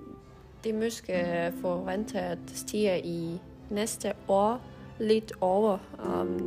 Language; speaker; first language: Danish; non-native, learner; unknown